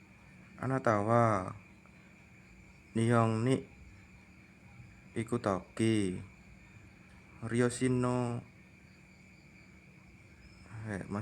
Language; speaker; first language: Japanese; non-native, fluent; Indonesian